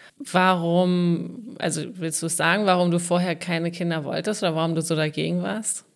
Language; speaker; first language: German; native; German